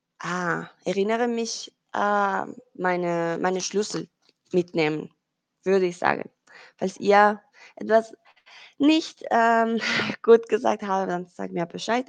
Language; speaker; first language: German; non-native, fluent; Spanish